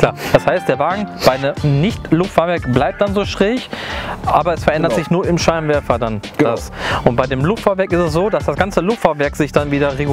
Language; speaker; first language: German; native; German